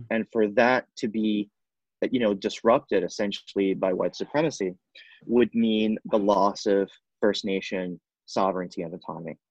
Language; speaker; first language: English; non-native, fluent; Spanish